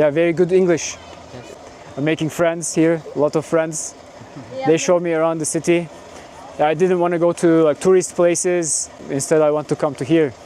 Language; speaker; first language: English; non-native, learner; Turkish